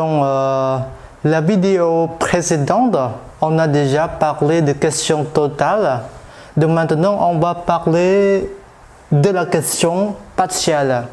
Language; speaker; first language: French; non-native, fluent; Khmer